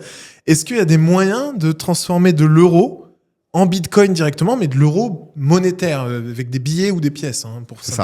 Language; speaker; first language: French; native; French